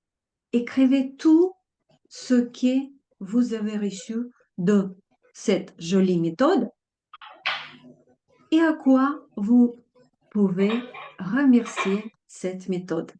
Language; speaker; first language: French; non-native, fluent; Russian